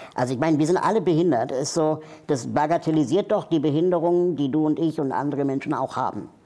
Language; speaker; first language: German; native; German